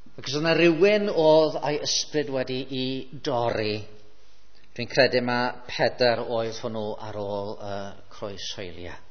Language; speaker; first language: Welsh; native; Welsh